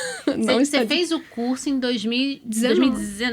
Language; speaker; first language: Portuguese; native; Portuguese